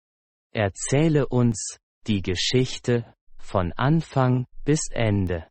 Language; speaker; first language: German; non-native, fluent; Persian